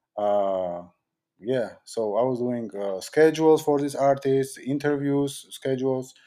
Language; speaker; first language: English; non-native, fluent; Georgian